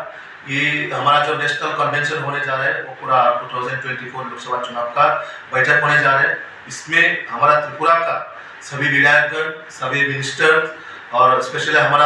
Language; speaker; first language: Hindi; non-native, local second language; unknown